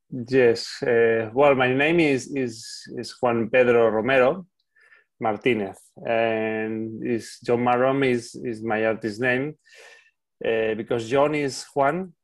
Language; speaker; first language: English; non-native, learner; Spanish